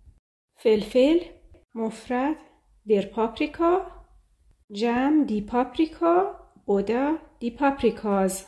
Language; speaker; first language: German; non-native, fluent; Persian